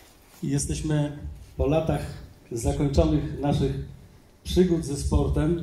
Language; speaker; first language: Polish; native; Polish